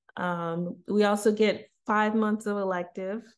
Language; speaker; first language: English; native; English